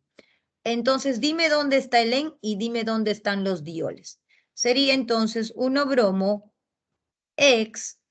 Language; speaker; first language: Spanish; native; Spanish